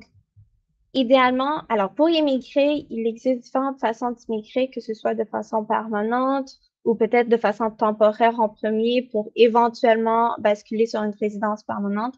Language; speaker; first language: French; native; French